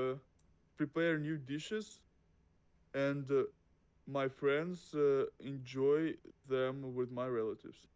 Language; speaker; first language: English; non-native, learner; Russian